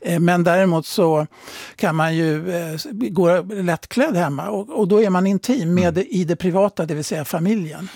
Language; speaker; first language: Swedish; native; Swedish